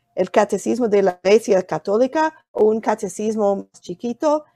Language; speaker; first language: Spanish; non-native, fluent; English